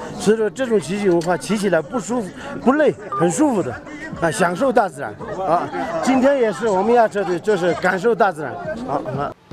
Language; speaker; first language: Chinese; non-native, local second language; Tibetan